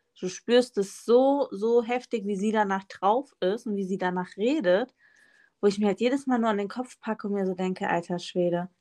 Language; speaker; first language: German; early bilingual, other home language; Spanish